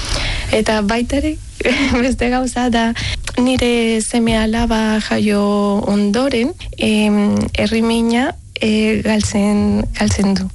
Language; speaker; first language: Basque; non-native, learner; Spanish